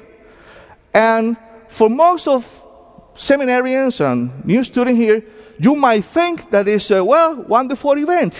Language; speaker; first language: English; non-native, fluent; Spanish